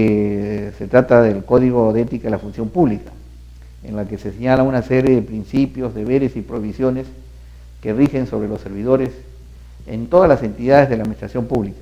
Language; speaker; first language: Spanish; native; Spanish